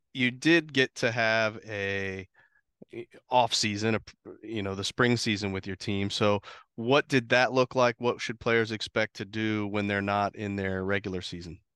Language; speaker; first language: English; native; English